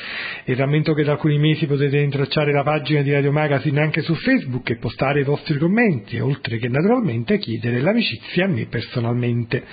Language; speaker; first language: Italian; native; Italian